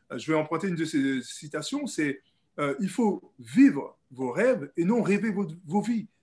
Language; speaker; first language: French; native; French